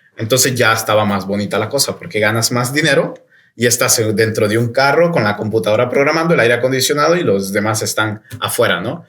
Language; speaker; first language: Spanish; native; Spanish